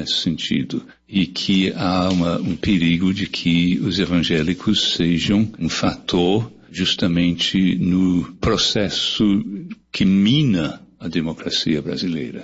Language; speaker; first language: Portuguese; non-native, fluent; English